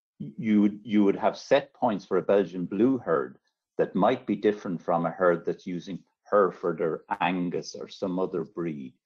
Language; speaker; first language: English; native; English